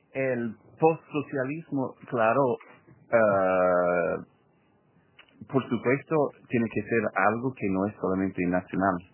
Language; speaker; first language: Spanish; non-native, fluent; English